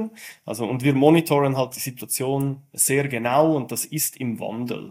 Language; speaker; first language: German; native; German